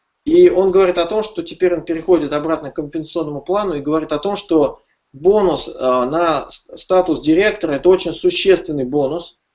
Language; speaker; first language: Russian; native; Russian